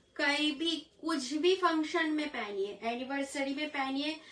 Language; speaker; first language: Hindi; non-native, local second language; Bangla